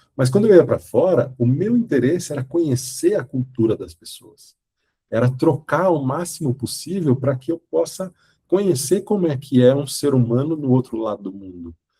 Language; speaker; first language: Portuguese; native; Portuguese